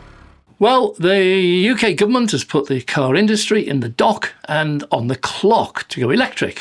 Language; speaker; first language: English; native; English